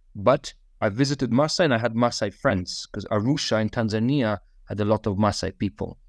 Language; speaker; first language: English; non-native, fluent; Russian